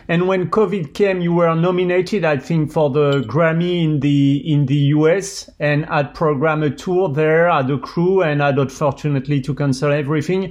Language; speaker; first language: English; non-native, fluent; French